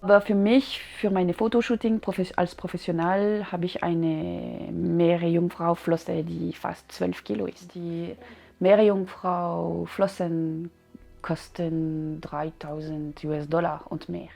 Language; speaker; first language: German; non-native, learner; French